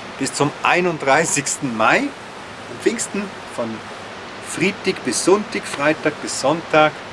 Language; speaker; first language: German; native; German